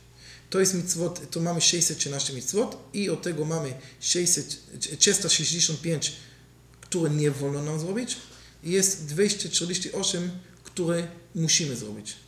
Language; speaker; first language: Polish; non-native, learner; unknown